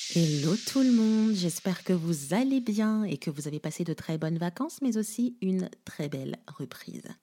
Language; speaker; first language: French; non-native, local second language; Lingala